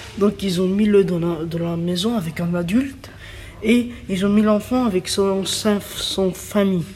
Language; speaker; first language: French; non-native, learner; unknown